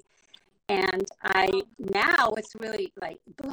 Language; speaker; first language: English; non-native, fluent; Spanish